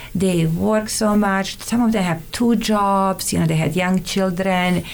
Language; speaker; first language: English; non-native, fluent; Serbian